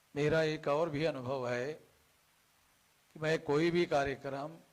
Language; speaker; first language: Hindi; non-native, local second language; Marathi